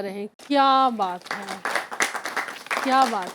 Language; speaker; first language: Hindi; native; Hindi